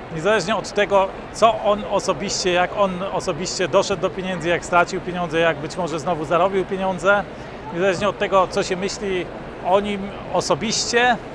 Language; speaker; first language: Polish; native; Polish